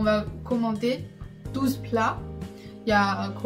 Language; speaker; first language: French; non-native, fluent; Chinese